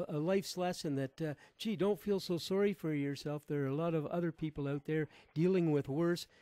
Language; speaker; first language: English; native; English